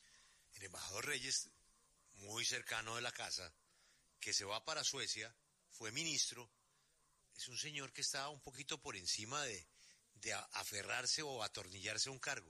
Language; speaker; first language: Spanish; native; Spanish